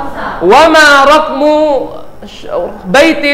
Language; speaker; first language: Arabic; non-native, fluent; Indonesian